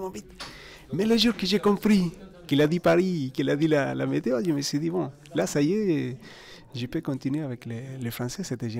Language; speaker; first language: French; non-native, fluent; Spanish